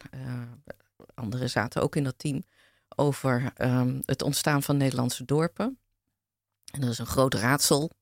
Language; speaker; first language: Dutch; native; Dutch